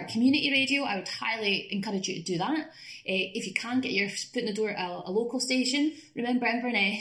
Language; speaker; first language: English; native; English